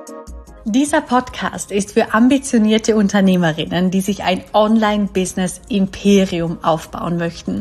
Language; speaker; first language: German; native; German